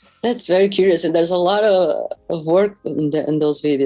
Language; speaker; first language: English; non-native, fluent; Portuguese